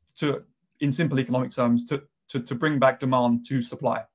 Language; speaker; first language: English; native; English